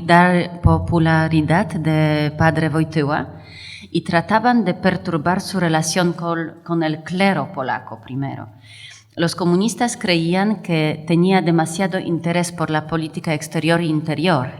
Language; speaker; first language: Spanish; non-native, fluent; Polish